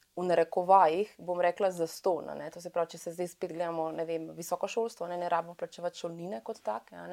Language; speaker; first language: Slovenian; early bilingual, other home language; Bosnian